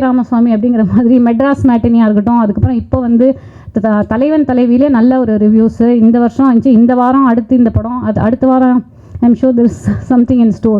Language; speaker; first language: Tamil; native; Tamil